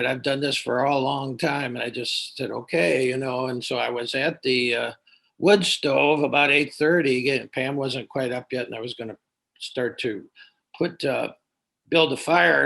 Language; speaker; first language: English; native; English